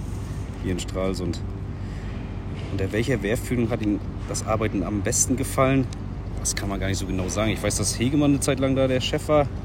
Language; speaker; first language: German; native; German